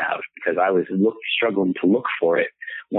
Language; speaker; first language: English; native; English